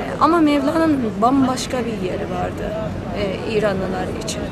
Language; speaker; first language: Turkish; non-native, local second language; Azerbaijani